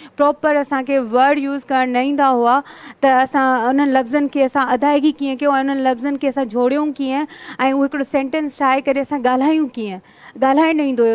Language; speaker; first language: Sindhi; native; Sindhi